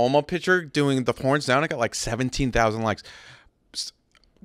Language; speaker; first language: English; native; English